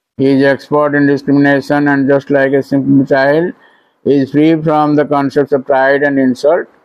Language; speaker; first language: English; non-native, local second language; Odia